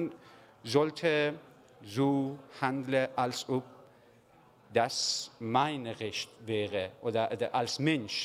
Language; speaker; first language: German; non-native, learner; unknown